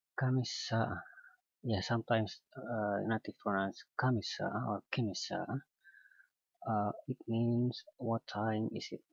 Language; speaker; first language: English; non-native, learner; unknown